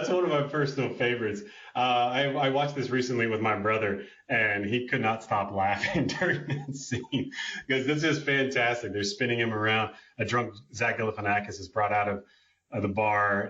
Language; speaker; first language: English; native; English